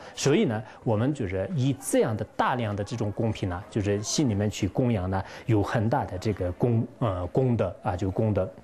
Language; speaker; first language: Chinese; non-native, local second language; Tibetan